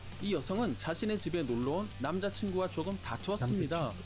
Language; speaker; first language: Korean; native; Korean